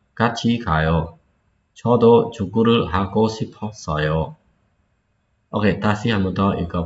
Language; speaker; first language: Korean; non-native, fluent; Khmer